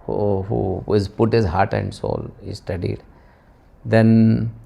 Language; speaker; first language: English; non-native, local second language; Kannada